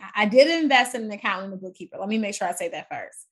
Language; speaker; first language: English; native; English